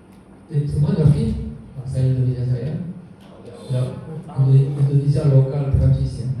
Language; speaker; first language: Indonesian; non-native, learner; French